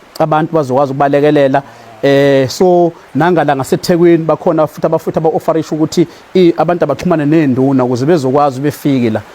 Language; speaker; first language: Zulu; native; Zulu